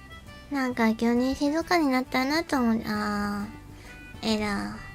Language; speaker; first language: Japanese; native; Japanese